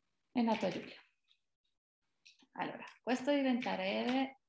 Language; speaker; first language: Italian; non-native, fluent; Spanish